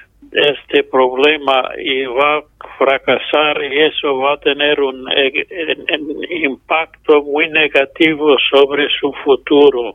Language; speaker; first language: Spanish; non-native, fluent; English